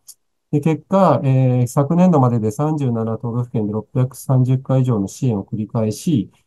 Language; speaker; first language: Japanese; native; Japanese